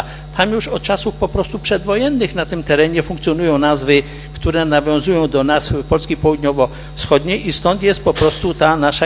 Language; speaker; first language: Polish; native; Polish